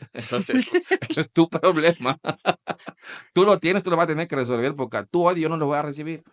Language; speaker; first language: Spanish; non-native, fluent; Portuguese